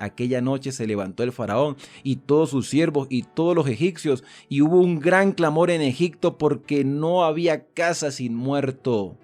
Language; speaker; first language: Spanish; native; Spanish